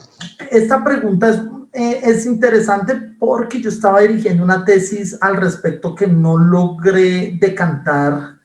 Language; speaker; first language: Spanish; native; Spanish